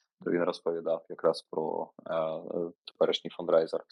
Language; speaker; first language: Ukrainian; native; Ukrainian